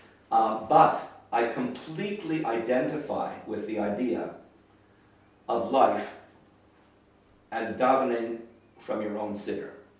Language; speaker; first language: English; native; English